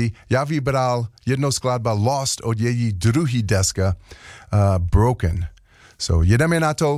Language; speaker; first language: Czech; non-native, learner; English